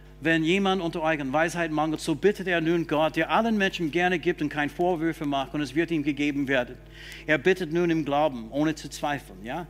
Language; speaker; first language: German; non-native, fluent; English